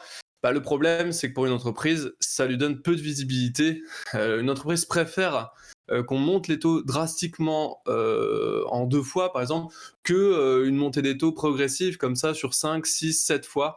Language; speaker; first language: French; native; French